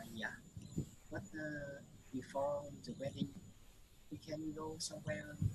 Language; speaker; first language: English; non-native, learner; Vietnamese